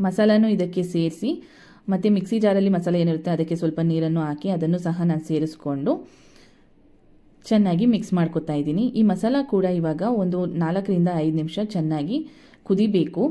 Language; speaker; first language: Kannada; native; Kannada